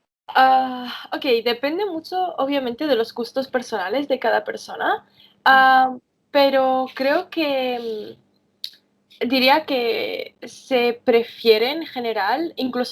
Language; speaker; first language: Spanish; early bilingual, other home language; Romanian